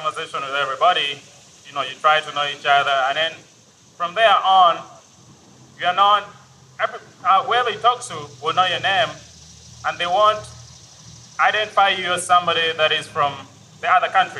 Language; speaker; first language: English; non-native, local second language; Ganda